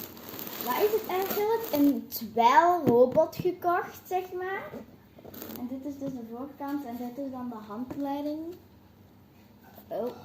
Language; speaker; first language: Dutch; early bilingual, other home language; Filipino